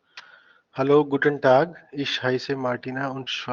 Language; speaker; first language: German; non-native, fluent; Hindi